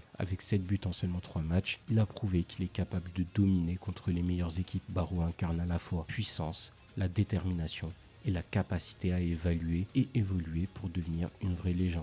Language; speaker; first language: French; native; French